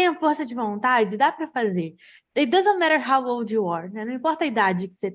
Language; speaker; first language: Portuguese; native; Portuguese